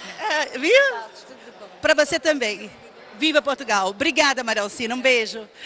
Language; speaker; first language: Portuguese; native; Portuguese